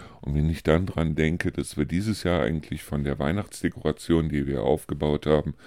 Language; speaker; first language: German; native; German